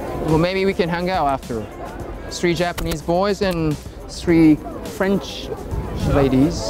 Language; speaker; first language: English; non-native, fluent; Japanese